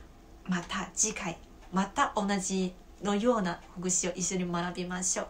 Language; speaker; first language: Japanese; non-native, fluent; Chinese